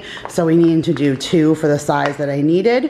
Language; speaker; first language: English; native; English